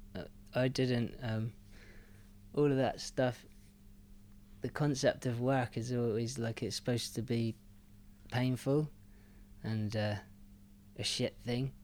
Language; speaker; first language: English; native; English